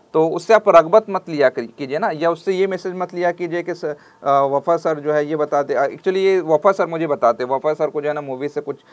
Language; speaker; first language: Urdu; native; Urdu